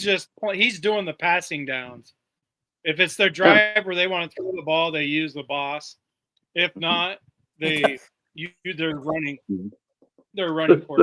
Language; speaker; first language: English; native; English